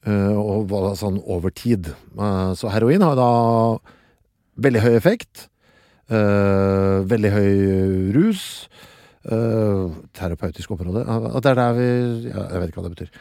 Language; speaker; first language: Norwegian; native; Norwegian